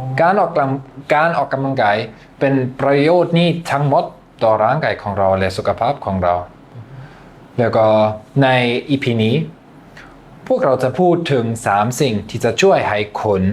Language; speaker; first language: Thai; non-native, fluent; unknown